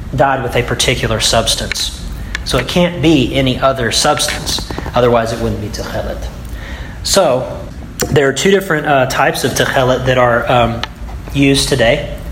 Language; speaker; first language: English; native; English